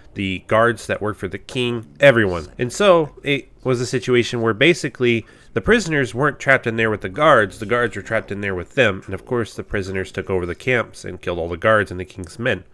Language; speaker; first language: English; native; English